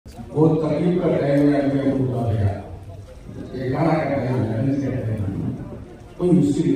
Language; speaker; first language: Hindi; non-native, local second language; Tamil